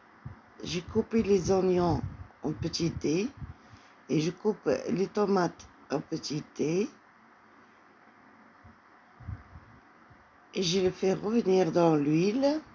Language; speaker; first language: French; non-native, fluent; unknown